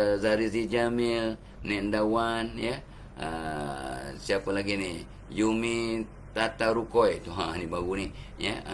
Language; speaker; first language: Malay; native; Malay